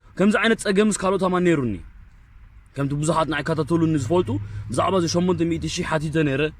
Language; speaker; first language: Tigrinya; early bilingual, heritage; Tigrinya